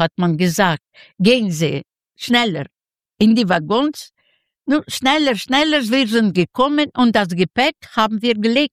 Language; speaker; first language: German; non-native, learner; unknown